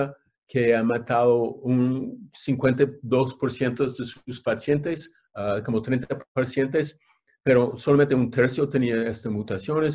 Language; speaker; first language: Spanish; non-native, fluent; English